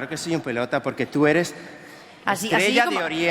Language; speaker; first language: Spanish; native; Spanish